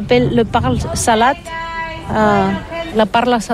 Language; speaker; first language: French; non-native, learner; Catalan